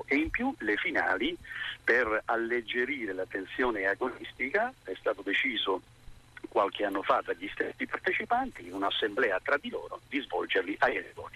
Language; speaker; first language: Italian; native; Italian